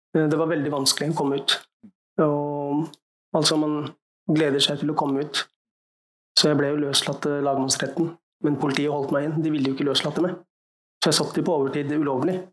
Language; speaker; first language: Norwegian; early bilingual, other home language; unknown